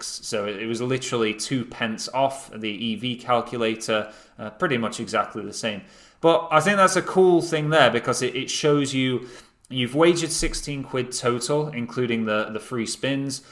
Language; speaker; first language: English; native; English